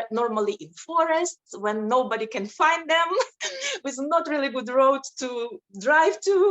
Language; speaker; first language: English; non-native, fluent; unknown